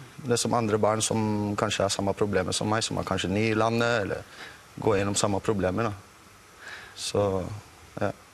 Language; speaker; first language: Norwegian; non-native, fluent; English